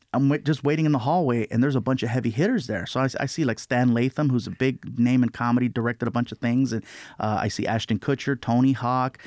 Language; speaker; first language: English; native; English